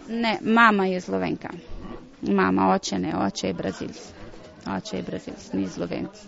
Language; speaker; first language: Slovenian; early bilingual, heritage; Portuguese